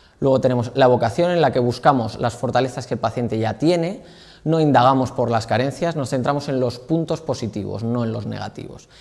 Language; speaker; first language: Spanish; native; Spanish